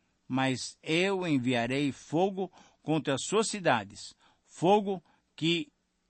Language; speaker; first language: Portuguese; native; Portuguese